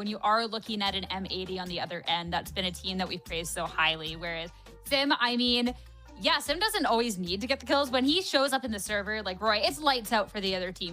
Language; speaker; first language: English; native; English